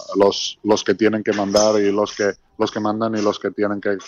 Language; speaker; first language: Spanish; non-native, fluent; Georgian